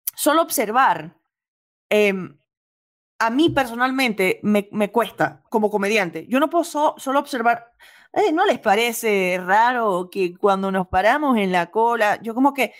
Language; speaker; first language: Spanish; native; Spanish